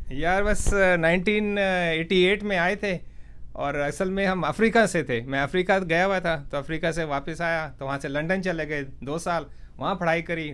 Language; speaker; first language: Hindi; native; Hindi